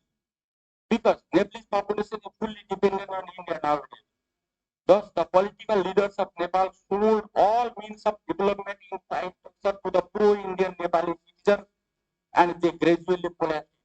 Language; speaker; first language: English; non-native, fluent; Nepali